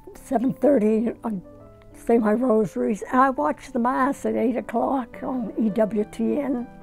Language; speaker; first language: English; native; English